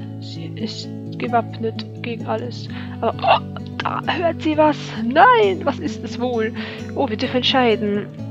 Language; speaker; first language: German; native; German